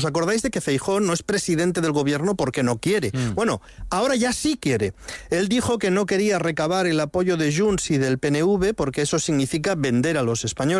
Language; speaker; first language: Spanish; native; Spanish